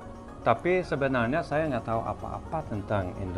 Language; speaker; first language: Indonesian; non-native, fluent; Swedish